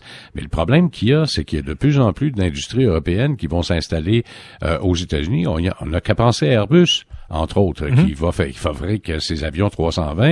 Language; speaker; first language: French; native; French